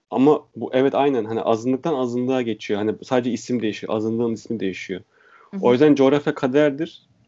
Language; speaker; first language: Turkish; native; Turkish